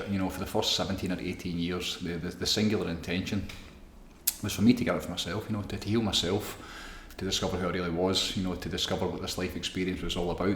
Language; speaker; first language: English; native; English